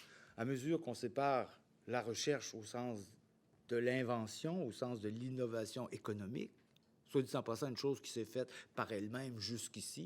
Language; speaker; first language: French; native; French